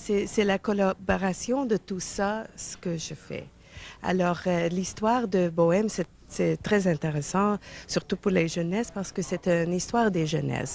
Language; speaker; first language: French; non-native, fluent; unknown